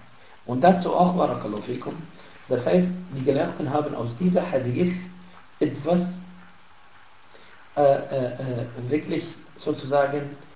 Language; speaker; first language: German; non-native, fluent; Arabic